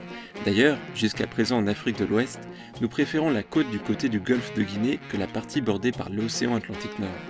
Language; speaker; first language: French; native; French